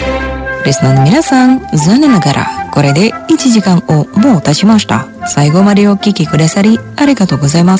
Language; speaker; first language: Japanese; non-native, fluent; Indonesian